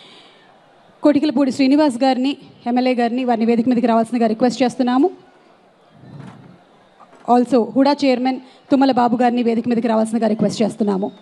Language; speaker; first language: Telugu; native; Telugu